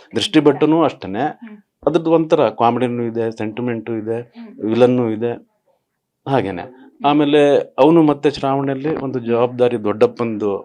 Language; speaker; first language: Kannada; native; Kannada